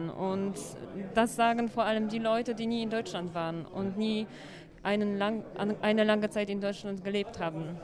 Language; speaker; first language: German; non-native, fluent; Polish